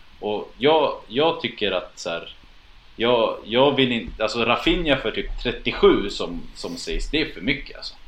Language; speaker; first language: Swedish; early bilingual, other home language; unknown